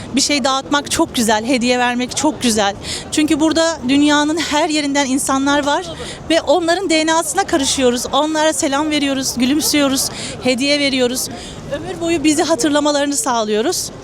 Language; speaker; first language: Turkish; non-native, fluent; Arabic